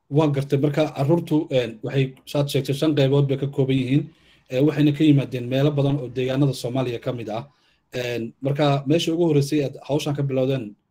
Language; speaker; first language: Somali; native; Somali